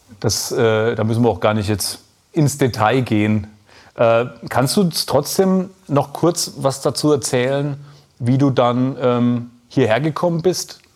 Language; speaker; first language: German; native; German